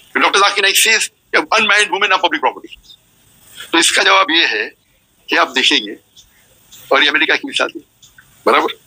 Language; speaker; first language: Urdu; non-native, local second language; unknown